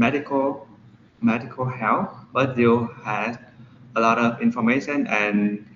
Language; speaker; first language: English; non-native, learner; Vietnamese